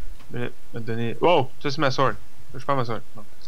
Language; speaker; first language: French; native; French